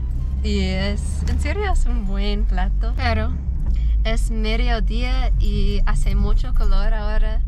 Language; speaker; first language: Spanish; non-native, learner; English